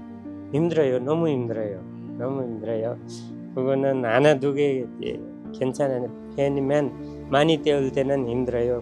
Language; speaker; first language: Korean; non-native, learner; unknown